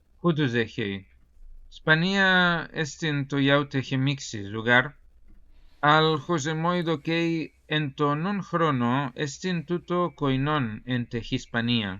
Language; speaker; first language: Greek; non-native, fluent; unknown